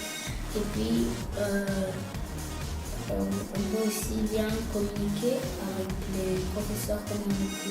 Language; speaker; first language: French; non-native, fluent; Arabic